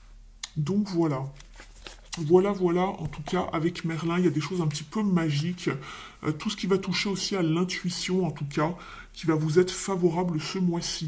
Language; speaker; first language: French; native; French